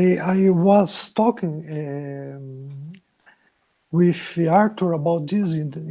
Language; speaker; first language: English; non-native, learner; Portuguese